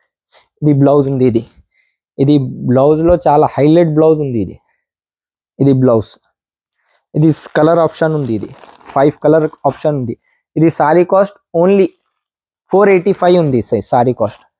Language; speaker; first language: Telugu; non-native, local second language; Urdu